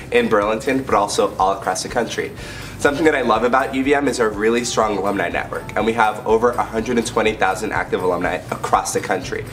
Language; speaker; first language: English; native; English